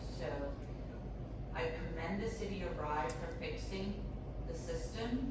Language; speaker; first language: English; non-native, fluent; Swedish